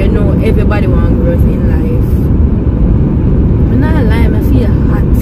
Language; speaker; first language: English; native; English